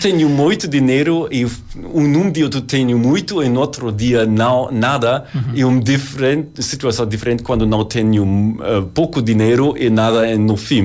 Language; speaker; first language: Portuguese; non-native, learner; German